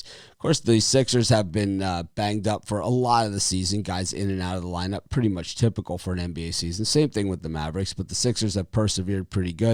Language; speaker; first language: English; native; English